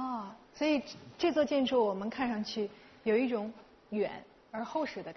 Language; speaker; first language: Chinese; native; Chinese